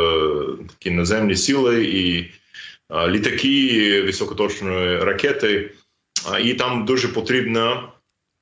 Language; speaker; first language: Ukrainian; non-native, fluent; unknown